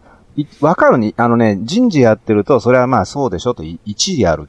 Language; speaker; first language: Japanese; native; Japanese